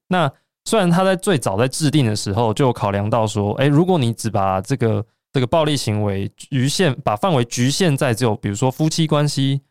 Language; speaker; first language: Chinese; native; Chinese